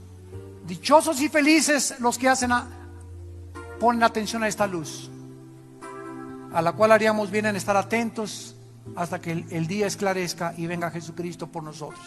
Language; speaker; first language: Spanish; native; Spanish